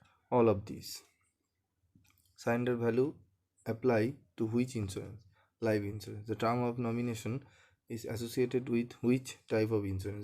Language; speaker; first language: English; non-native, local second language; Bangla